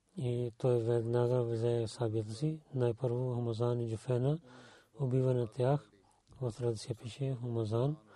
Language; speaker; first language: Bulgarian; non-native, learner; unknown